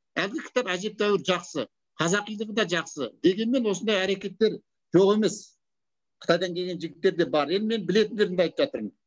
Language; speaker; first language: Kazakh; native; Kazakh